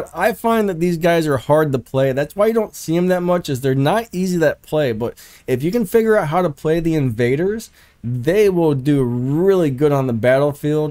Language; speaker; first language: English; native; English